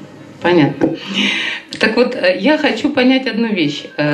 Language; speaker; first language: Russian; native; Russian